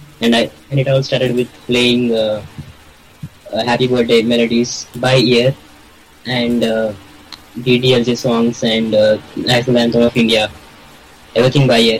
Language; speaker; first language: English; non-native, local second language; Kannada